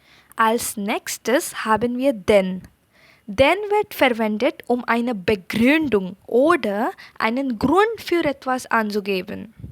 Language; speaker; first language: German; non-native, fluent; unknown